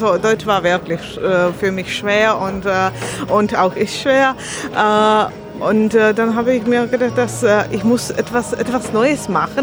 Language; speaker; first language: German; non-native, learner; Slovak